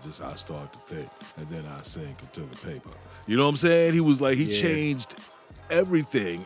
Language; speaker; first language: English; native; English